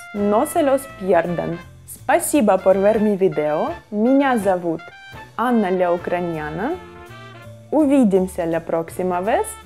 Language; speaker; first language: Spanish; non-native, fluent; Russian